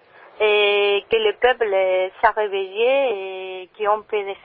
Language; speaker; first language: French; non-native, learner; Spanish